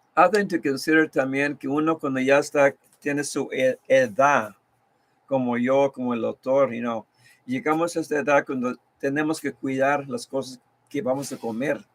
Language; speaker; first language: Spanish; early bilingual, heritage; Spanish